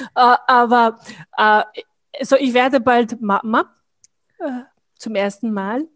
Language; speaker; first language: German; non-native, fluent; Bosnian